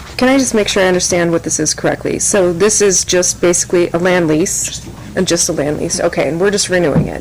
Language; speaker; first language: English; native; English